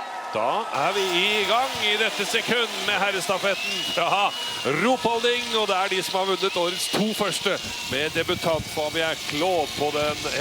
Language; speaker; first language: Norwegian; native; Norwegian